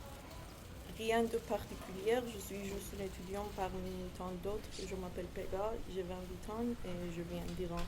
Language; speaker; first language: French; non-native, fluent; Persian